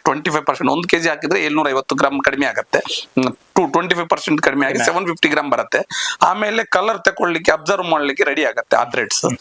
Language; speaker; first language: Kannada; non-native, local second language; Telugu